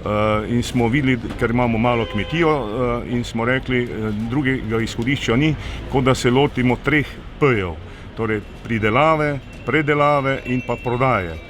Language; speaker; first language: Slovenian; native; Slovenian